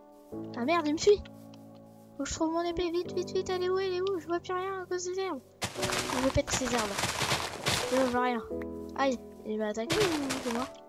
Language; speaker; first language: French; native; French